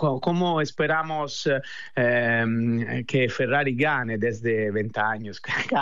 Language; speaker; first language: Spanish; non-native, fluent; Italian